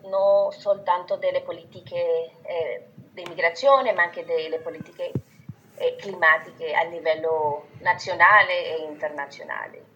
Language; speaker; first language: Italian; non-native, fluent; Spanish